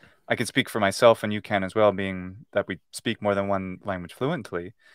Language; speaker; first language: English; native; English